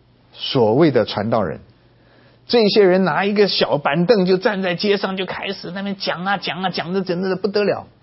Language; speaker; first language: Chinese; native; Chinese